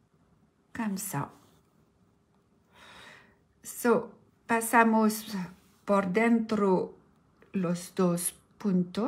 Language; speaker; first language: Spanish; non-native, learner; French